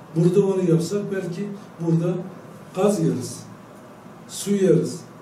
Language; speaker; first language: Turkish; non-native, local second language; Kurdish